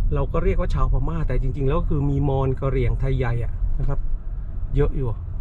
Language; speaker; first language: Thai; native; Thai